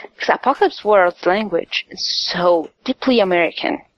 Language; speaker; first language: English; non-native, fluent; Italian